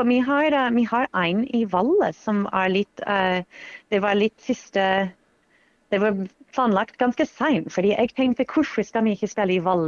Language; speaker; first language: Norwegian; non-native, fluent; English